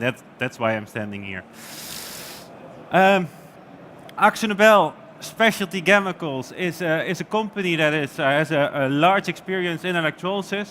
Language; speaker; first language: English; non-native, fluent; Dutch